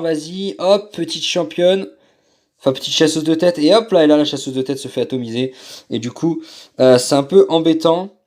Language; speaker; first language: French; native; French